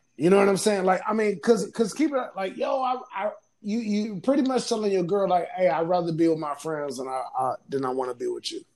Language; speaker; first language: English; native; English